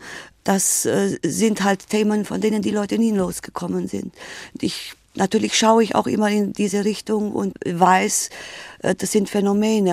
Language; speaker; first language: German; native; German